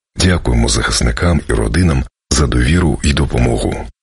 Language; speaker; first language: Ukrainian; native; Ukrainian